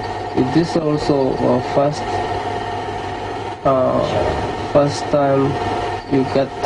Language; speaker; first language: English; non-native, learner; Japanese